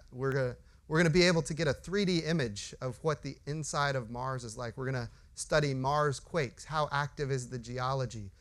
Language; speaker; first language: English; native; English